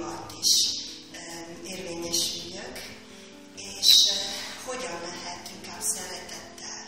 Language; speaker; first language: Hungarian; non-native, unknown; French